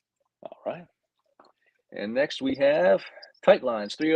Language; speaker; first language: English; native; English